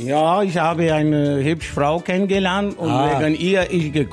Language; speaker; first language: German; non-native, learner; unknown